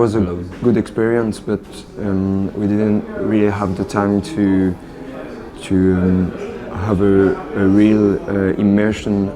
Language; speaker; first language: English; non-native, learner; French